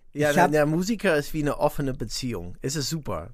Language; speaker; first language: German; non-native, fluent; English